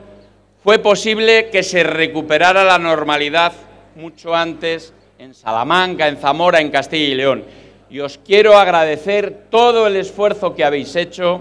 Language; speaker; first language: Spanish; native; Spanish